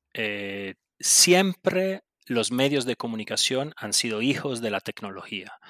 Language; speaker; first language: Spanish; non-native, local second language; Italian